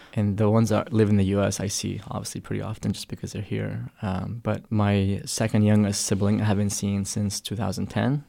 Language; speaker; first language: English; early bilingual, other home language; Arabic